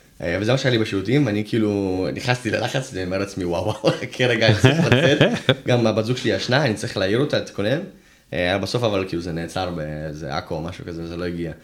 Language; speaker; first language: Hebrew; early bilingual, other home language; Russian